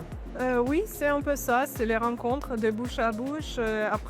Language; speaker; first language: French; non-native, fluent; Romanian